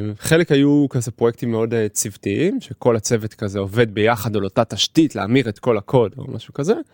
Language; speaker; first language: Hebrew; native; Hebrew